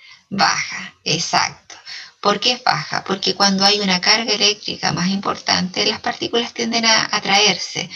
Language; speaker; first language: Spanish; native; Spanish